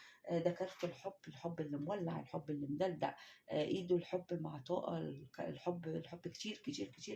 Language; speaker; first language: Arabic; native; Arabic